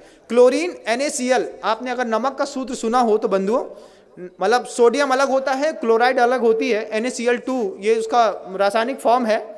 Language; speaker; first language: Hindi; native; Hindi